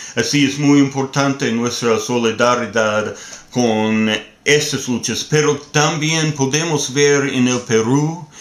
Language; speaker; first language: Spanish; non-native, learner; English